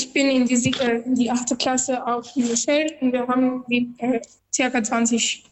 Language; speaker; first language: German; non-native, learner; Albanian